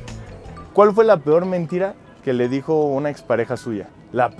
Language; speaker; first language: Spanish; native; Spanish